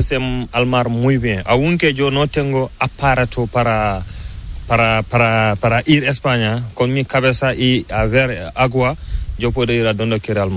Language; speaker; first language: Spanish; non-native, learner; Fula